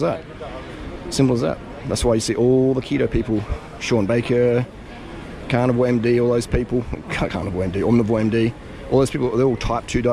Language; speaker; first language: English; native; English